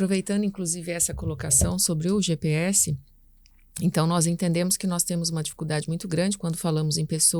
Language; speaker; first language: Portuguese; native; Portuguese